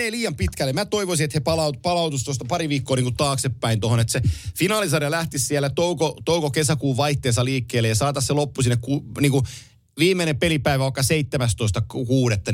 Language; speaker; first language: Finnish; native; Finnish